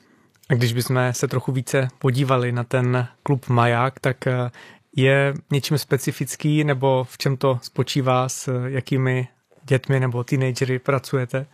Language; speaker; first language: Czech; native; Czech